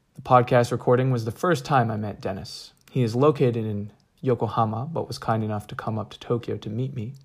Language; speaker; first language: English; native; English